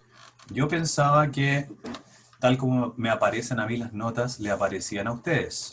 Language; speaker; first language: Spanish; native; Spanish